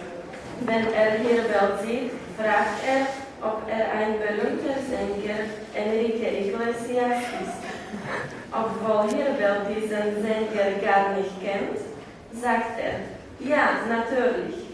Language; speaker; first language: German; non-native, learner; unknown